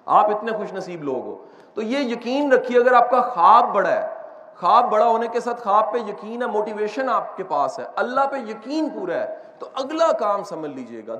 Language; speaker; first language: Urdu; non-native, local second language; Punjabi